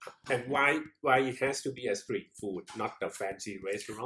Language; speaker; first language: English; non-native, fluent; Thai